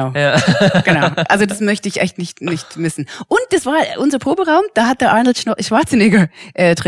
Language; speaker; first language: German; non-native, fluent; English